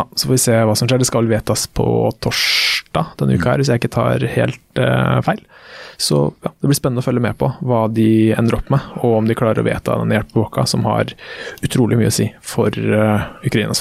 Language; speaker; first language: Norwegian; native; Norwegian